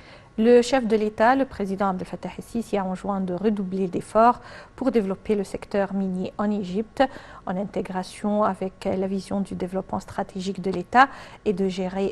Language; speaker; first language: French; non-native, fluent; Arabic